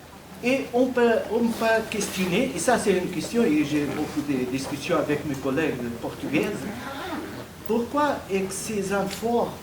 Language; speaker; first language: French; non-native, fluent; Portuguese